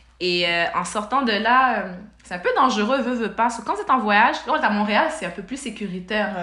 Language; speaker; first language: French; native; French